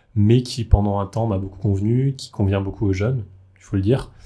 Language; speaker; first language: French; native; French